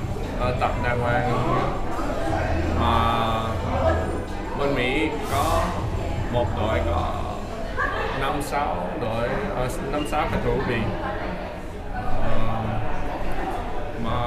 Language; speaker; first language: Vietnamese; early bilingual, heritage; English